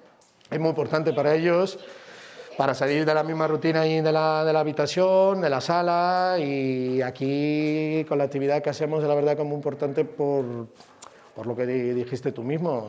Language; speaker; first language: Spanish; non-native, fluent; Italian